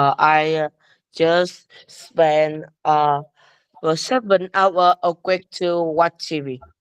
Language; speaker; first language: English; non-native, learner; Vietnamese